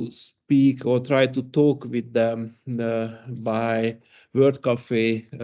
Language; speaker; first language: English; non-native, learner; Hungarian